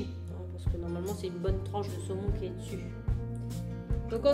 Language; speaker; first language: French; native; French